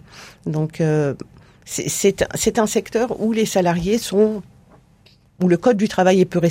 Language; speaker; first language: French; native; French